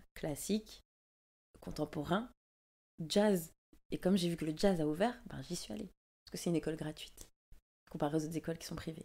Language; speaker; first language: French; native; French